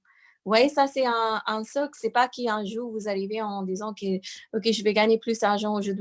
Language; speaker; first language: French; non-native, fluent; English